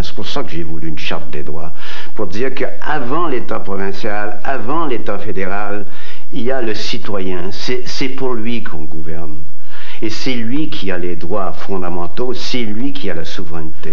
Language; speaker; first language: French; native; French